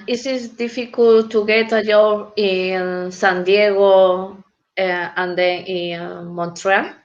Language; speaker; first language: English; non-native, learner; Spanish